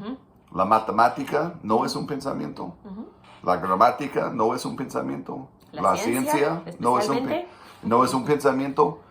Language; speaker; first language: Spanish; non-native, fluent; English